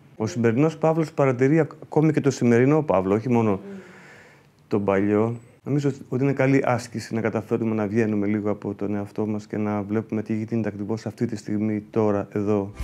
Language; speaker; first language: Greek; early bilingual, heritage; Greek